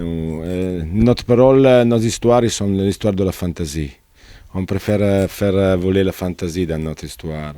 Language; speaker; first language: French; non-native, fluent; Italian